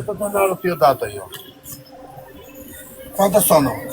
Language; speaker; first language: Italian; non-native, fluent; Albanian